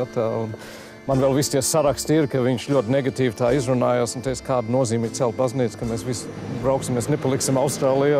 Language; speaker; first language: Latvian; early bilingual, heritage; Latvian